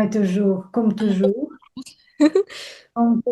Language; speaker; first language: French; non-native, learner; Russian